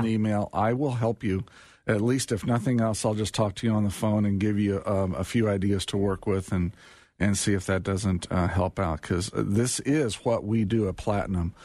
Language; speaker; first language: English; native; English